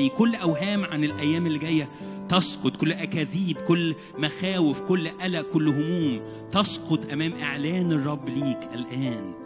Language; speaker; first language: Arabic; native; Arabic